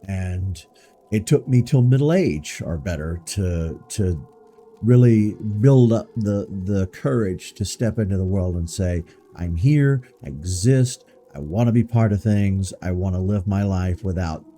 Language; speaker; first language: English; native; English